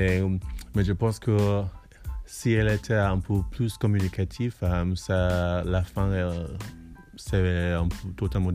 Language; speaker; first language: French; non-native, learner; English